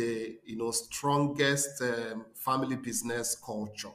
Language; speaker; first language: English; non-native, local second language; Igbo